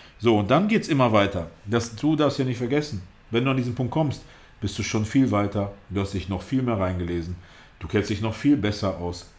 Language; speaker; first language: German; early bilingual, other home language; Russian